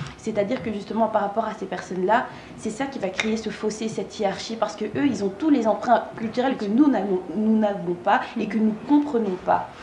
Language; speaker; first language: French; early bilingual, other home language; Kinyarwanda